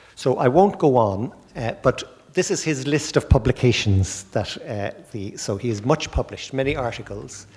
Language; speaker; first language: English; native; English